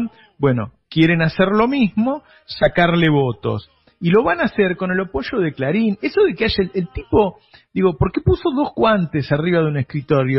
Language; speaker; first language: Spanish; native; Spanish